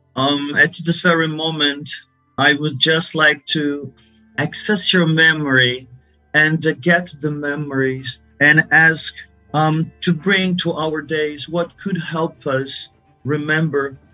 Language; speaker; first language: English; non-native, fluent; Portuguese